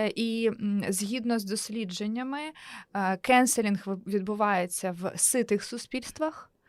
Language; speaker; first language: Ukrainian; native; Ukrainian